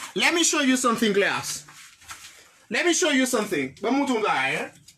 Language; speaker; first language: English; non-native, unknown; Haitian Creole